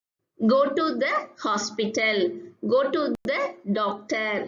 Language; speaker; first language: English; non-native, local second language; Tamil